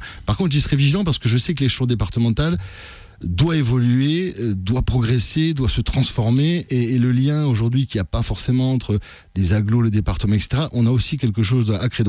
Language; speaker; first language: French; native; French